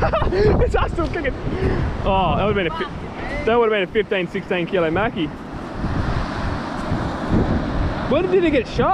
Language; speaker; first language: English; native; English